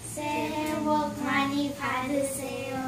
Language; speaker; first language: Korean; early bilingual, heritage; Korean